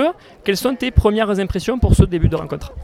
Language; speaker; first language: French; native; French